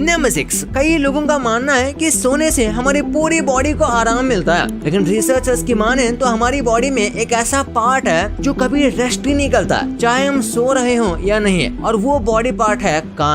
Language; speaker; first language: Hindi; native; Hindi